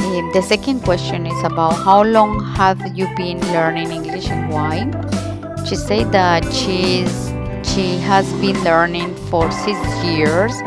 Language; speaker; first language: English; non-native, learner; Spanish